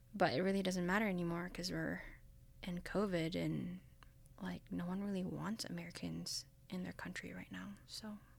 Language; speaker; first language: English; early bilingual, other home language; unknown